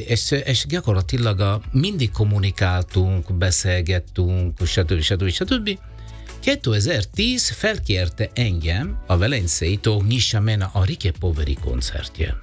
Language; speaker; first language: Hungarian; non-native, learner; Italian